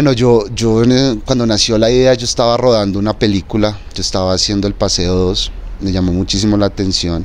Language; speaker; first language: Spanish; native; Spanish